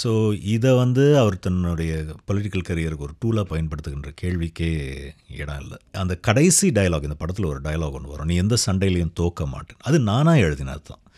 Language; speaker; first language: Tamil; native; Tamil